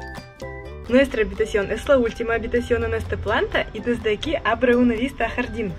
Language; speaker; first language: Spanish; non-native, fluent; Russian